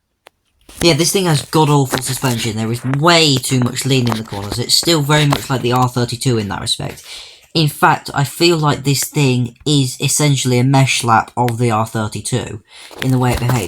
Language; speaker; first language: English; native; English